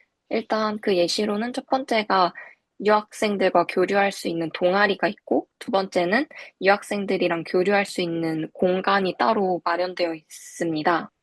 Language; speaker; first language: Korean; native; Korean